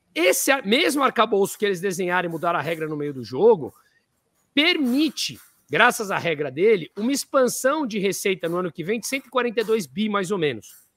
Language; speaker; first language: Portuguese; native; Portuguese